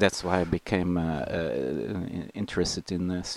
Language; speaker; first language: English; non-native, fluent; Dutch